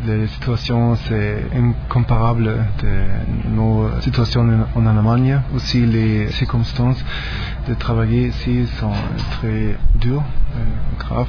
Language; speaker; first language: French; non-native, learner; German